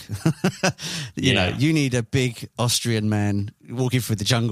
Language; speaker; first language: English; native; English